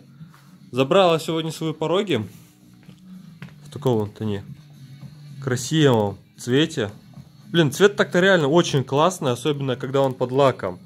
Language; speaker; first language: Russian; native; Russian